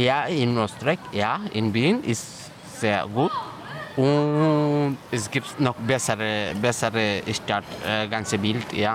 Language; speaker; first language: German; non-native, learner; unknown